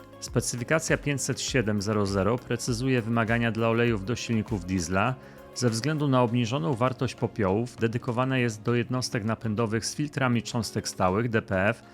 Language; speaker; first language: Polish; native; Polish